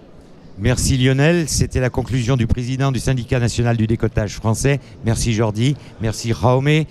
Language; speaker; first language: French; native; French